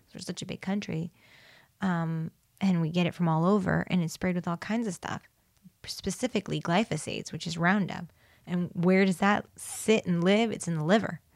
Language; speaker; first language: English; early bilingual, other home language; Spanish